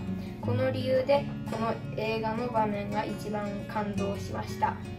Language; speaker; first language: Japanese; early bilingual, heritage; Japanese